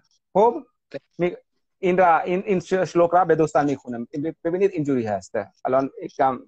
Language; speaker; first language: Persian; non-native, fluent; Hindi